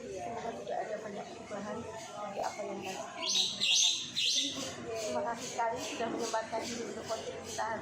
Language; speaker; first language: Indonesian; native; Indonesian